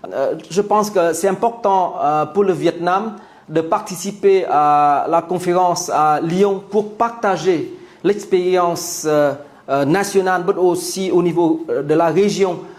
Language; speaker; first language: French; non-native, fluent; Vietnamese